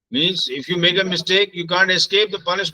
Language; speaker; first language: English; non-native, local second language; Hindi